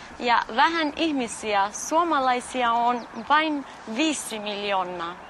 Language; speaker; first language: Finnish; non-native, fluent; Albanian